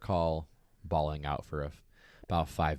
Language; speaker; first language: English; native; English